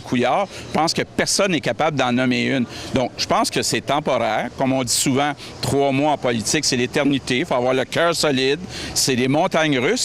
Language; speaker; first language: French; native; French